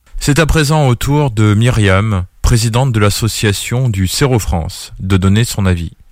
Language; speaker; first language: French; native; French